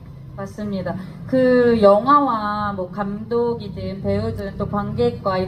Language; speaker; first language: Korean; native; Korean